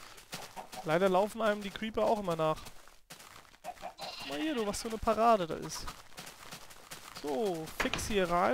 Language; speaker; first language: German; native; German